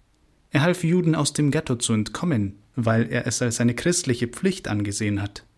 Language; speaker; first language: German; native; German